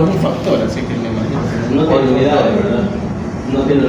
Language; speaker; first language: Spanish; native; Spanish